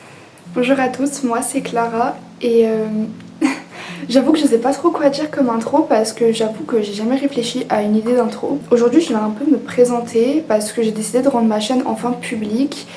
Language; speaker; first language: French; native; French